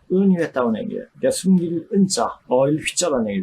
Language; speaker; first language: Korean; native; Korean